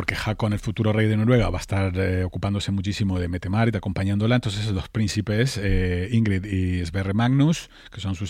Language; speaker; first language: Spanish; native; Spanish